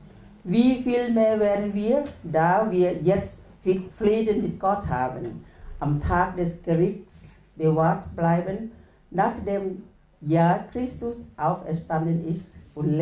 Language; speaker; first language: German; non-native, learner; Thai